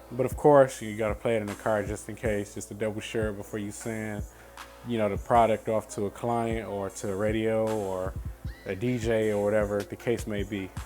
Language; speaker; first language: English; native; English